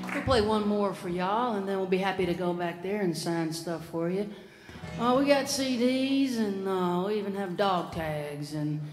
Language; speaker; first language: English; native; English